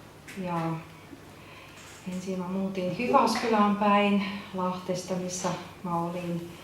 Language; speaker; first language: Finnish; non-native, fluent; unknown